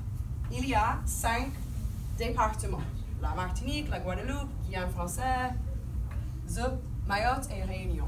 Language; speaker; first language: French; non-native, fluent; English